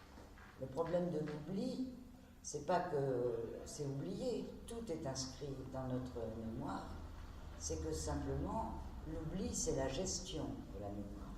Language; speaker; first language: French; native; French